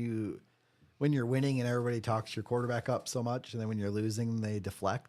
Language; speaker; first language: English; native; English